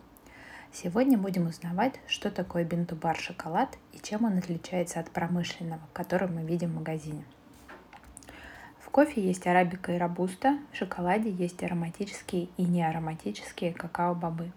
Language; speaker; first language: Russian; native; Russian